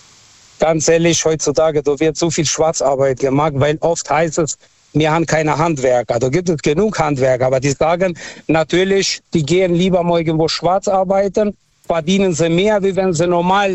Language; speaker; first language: German; non-native, fluent; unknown